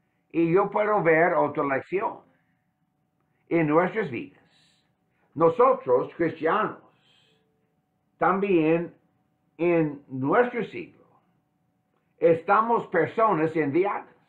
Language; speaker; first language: Spanish; non-native, fluent; English